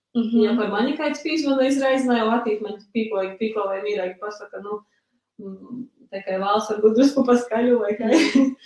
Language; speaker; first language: Latvian; early bilingual, other home language; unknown